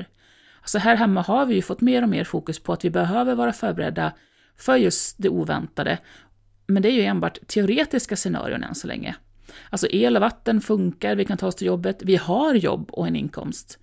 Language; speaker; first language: Swedish; native; Swedish